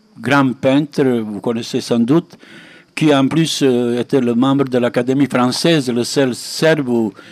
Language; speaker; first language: French; non-native, fluent; Serbian